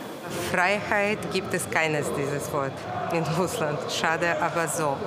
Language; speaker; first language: German; non-native, learner; Russian